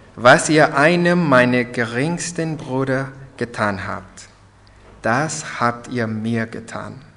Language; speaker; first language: German; non-native, learner; English